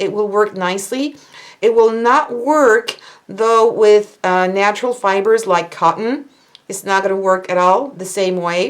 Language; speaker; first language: English; non-native, fluent; French